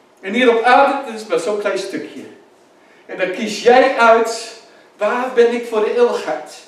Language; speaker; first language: Dutch; native; Dutch